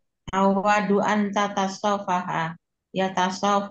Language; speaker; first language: Arabic; non-native, learner; Indonesian